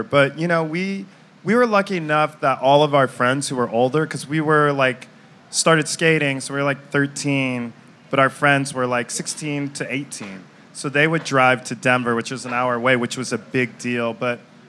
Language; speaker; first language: English; native; English